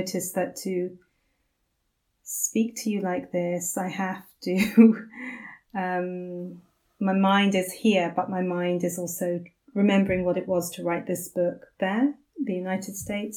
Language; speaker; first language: English; native; English